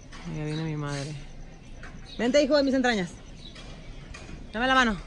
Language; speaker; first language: Spanish; native; Spanish